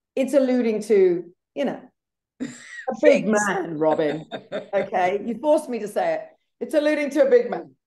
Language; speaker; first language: English; native; English